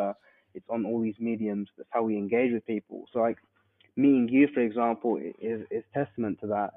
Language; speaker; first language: English; native; English